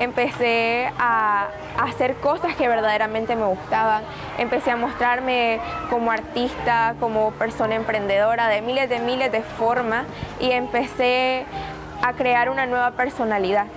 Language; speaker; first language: Spanish; native; Spanish